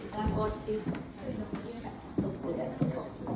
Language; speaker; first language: Danish; non-native, learner; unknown